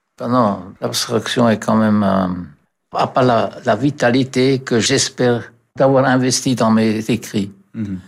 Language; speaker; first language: French; non-native, fluent; German